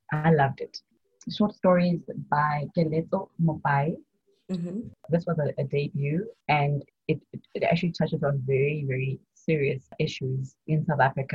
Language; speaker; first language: English; non-native, local second language; Tswana